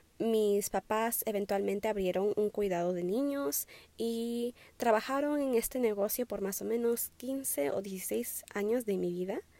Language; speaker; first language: Spanish; early bilingual, heritage; Spanish